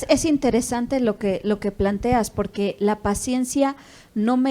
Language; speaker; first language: Spanish; native; Spanish